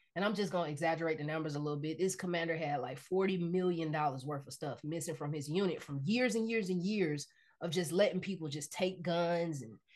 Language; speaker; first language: English; native; English